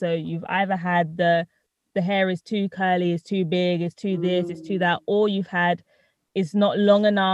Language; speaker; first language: English; native; English